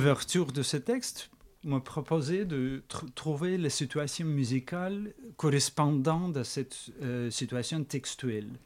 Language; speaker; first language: French; non-native, fluent; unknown